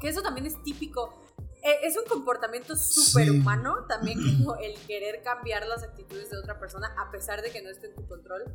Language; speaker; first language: Spanish; native; Spanish